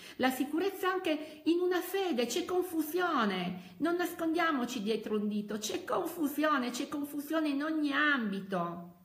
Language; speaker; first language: Italian; native; Italian